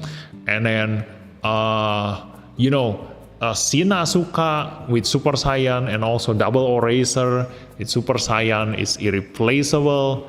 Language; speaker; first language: English; non-native, fluent; Indonesian